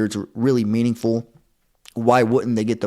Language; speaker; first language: English; native; English